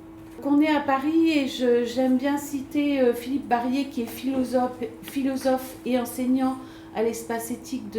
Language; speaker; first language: French; native; French